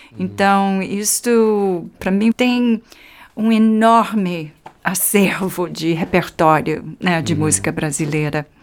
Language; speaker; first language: Portuguese; non-native, fluent; English